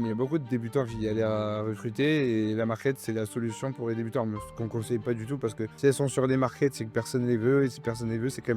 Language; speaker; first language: French; native; French